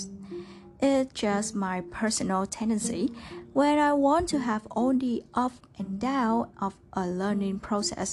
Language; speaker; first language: English; non-native, fluent; Vietnamese